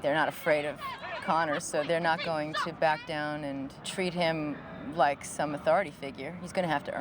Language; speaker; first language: English; native; English